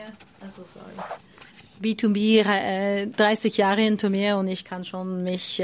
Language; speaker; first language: German; non-native, learner; French